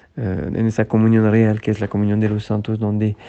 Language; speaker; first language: Spanish; non-native, fluent; French